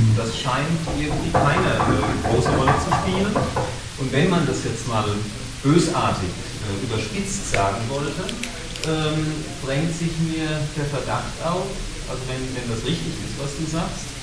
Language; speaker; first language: German; native; German